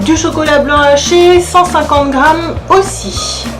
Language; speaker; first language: French; native; French